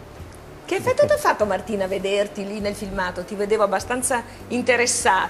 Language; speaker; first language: Italian; native; Italian